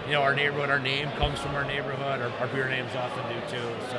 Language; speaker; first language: English; native; English